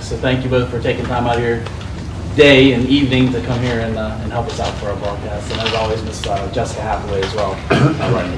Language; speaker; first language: English; native; English